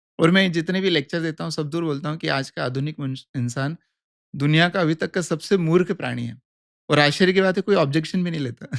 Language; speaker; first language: Hindi; native; Hindi